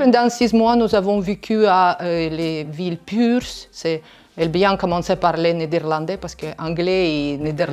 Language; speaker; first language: French; non-native, learner; Russian